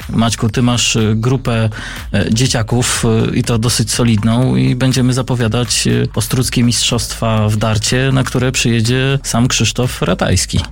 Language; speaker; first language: Polish; native; Polish